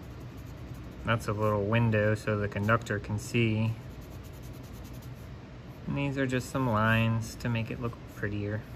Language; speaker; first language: English; native; English